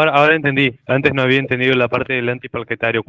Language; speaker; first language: Spanish; native; Spanish